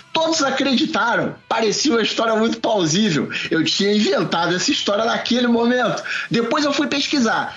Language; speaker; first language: Portuguese; native; Portuguese